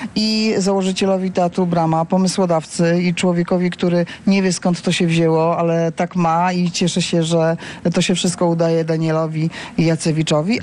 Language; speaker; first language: Polish; native; Polish